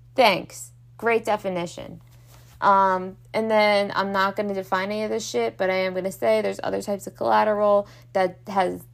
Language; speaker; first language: English; native; English